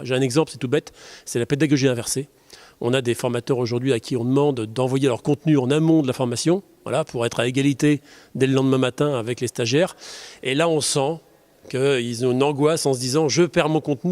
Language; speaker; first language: French; native; French